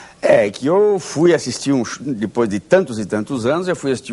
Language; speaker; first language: Portuguese; native; Portuguese